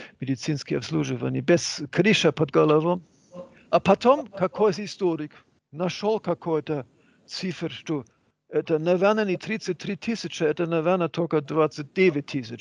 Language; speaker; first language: Russian; non-native, fluent; German